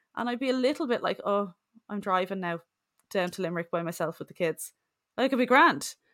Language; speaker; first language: English; native; English